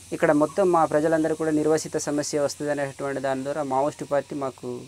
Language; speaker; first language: Telugu; native; Telugu